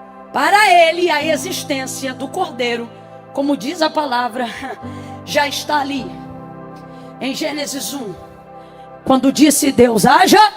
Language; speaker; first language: Portuguese; native; Portuguese